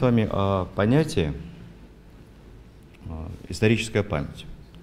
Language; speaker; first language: Russian; native; Russian